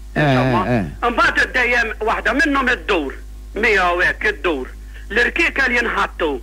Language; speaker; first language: Maltese; native; Maltese